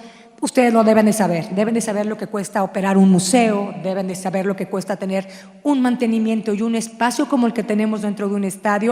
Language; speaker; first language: Spanish; native; Spanish